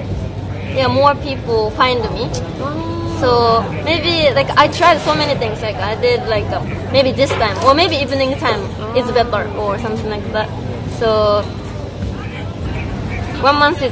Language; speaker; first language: English; non-native, fluent; Japanese